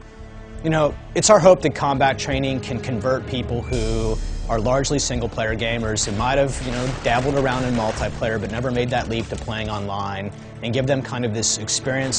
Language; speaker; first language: English; native; English